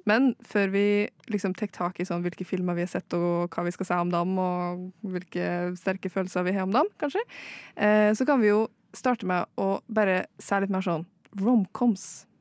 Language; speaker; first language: Norwegian; native; Norwegian